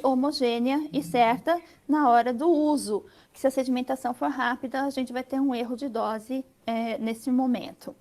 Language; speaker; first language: Portuguese; native; Portuguese